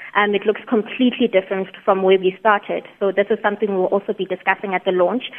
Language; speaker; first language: English; non-native, local second language; Tswana